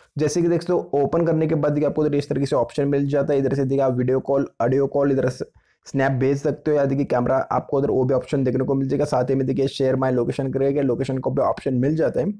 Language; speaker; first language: Hindi; non-native, local second language; Marathi